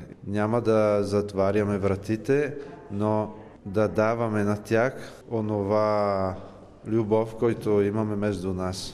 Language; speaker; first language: Bulgarian; non-native, learner; Italian